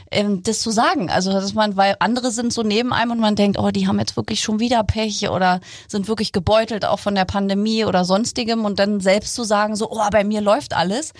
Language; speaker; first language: German; native; German